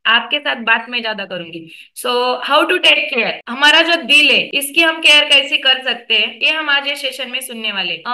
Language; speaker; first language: Hindi; non-native, local second language; Marathi